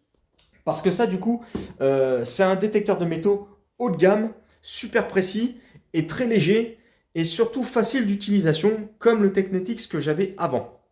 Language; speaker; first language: French; native; French